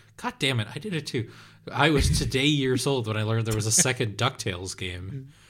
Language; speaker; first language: English; non-native, fluent; Dutch